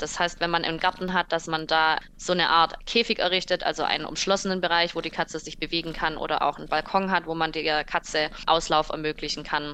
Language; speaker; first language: German; native; German